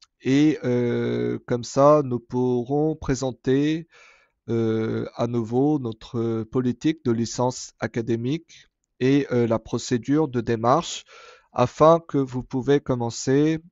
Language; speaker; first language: French; non-native, fluent; Korean